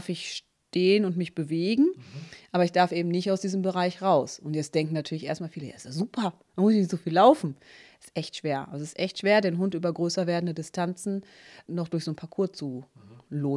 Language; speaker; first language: German; native; German